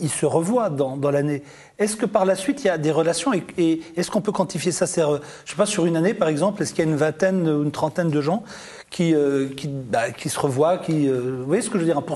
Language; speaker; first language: French; native; French